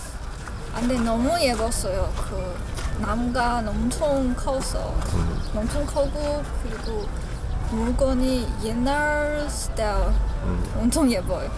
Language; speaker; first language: Korean; non-native, learner; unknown